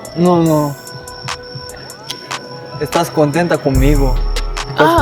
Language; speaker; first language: Spanish; non-native, learner; Korean